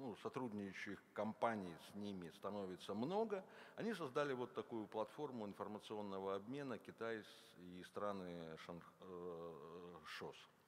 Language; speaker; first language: Russian; native; Russian